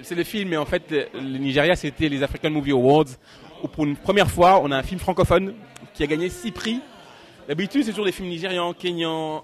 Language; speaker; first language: French; non-native, local second language; Lingala